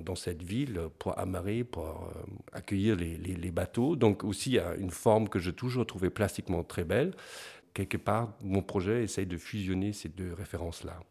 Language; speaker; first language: French; non-native, fluent; German